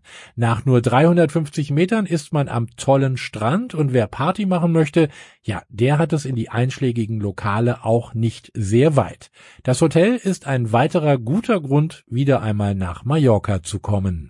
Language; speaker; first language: German; native; German